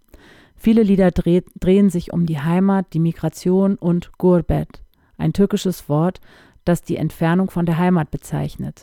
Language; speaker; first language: German; native; German